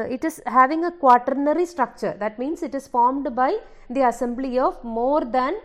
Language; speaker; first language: English; non-native, local second language; Malayalam